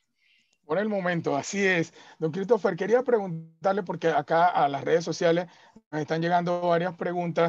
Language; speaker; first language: Spanish; native; Spanish